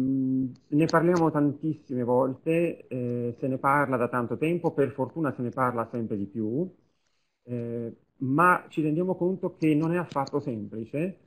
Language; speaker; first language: Italian; native; Italian